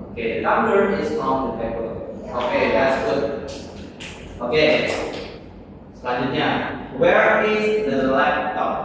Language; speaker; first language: English; non-native, local second language; Indonesian